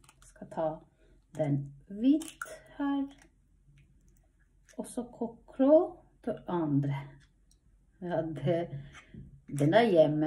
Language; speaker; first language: Norwegian; non-native, learner; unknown